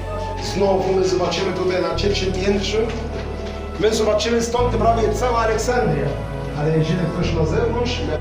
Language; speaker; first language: Polish; non-native, learner; Arabic